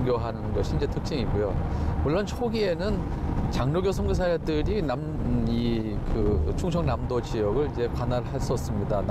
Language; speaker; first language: Korean; native; Korean